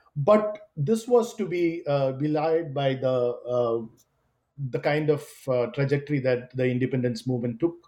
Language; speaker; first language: English; non-native, local second language; Malayalam